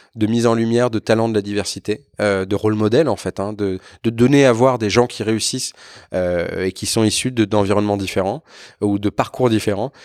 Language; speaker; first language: French; native; French